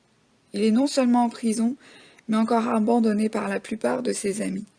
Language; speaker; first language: French; native; French